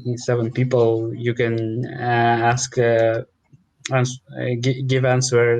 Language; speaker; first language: English; non-native, learner; Russian